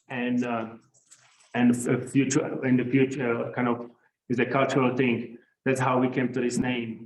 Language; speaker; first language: English; non-native, fluent; Czech